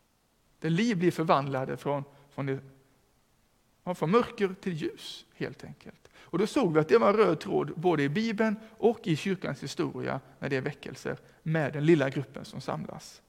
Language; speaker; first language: Swedish; native; Swedish